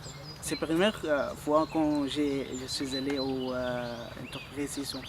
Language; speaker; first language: French; non-native, learner; Arabic